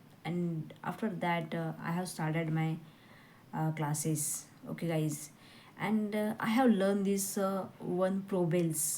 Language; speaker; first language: English; non-native, learner; Hindi